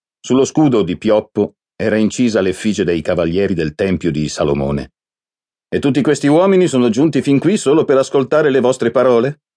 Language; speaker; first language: Italian; native; Italian